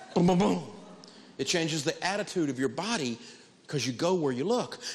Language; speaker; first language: English; native; English